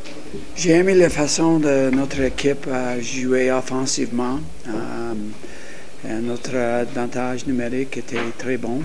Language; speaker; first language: French; non-native, learner; English